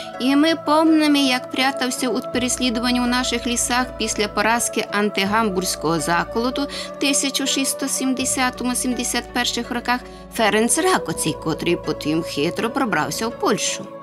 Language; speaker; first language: Ukrainian; native; Ukrainian